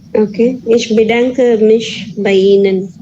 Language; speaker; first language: German; non-native, learner; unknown